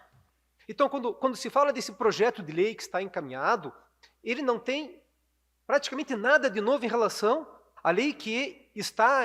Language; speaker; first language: Portuguese; native; Portuguese